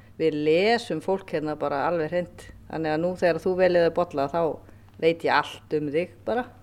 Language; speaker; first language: Icelandic; native; Icelandic